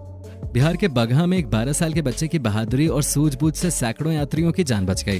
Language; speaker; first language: Hindi; native; Hindi